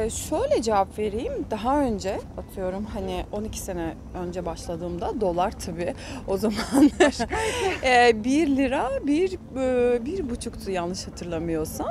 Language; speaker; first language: Turkish; non-native, fluent; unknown